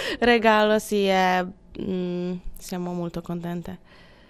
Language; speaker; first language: Italian; non-native, learner; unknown